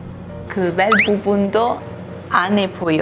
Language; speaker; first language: Korean; non-native, learner; Italian